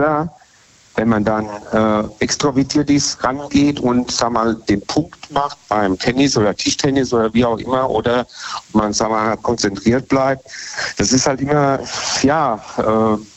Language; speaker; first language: German; native; German